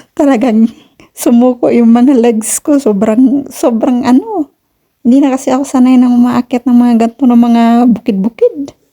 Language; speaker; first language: Filipino; non-native, local second language; Cebuano